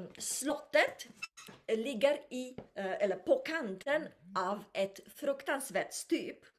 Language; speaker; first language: Swedish; non-native, fluent; Romanian